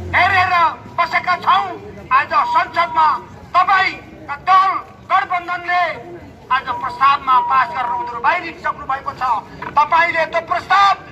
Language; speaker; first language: Nepali; native; Nepali